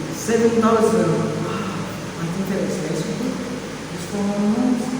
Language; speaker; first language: English; non-native, learner; Indonesian